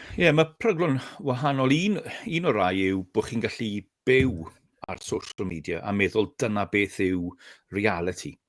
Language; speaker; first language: Welsh; native; Welsh